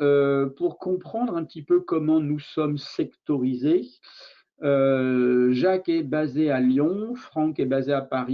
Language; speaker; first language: French; native; French